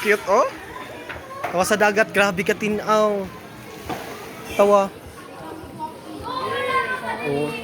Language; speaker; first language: Filipino; non-native, local second language; Cebuano